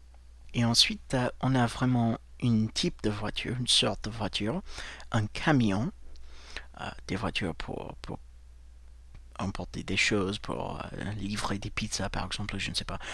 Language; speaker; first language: French; non-native, fluent; English